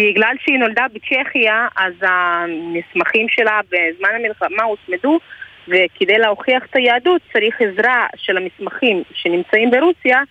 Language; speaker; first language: Hebrew; non-native, fluent; Russian